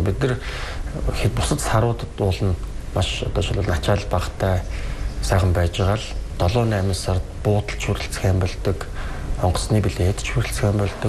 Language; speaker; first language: Mongolian; native; Mongolian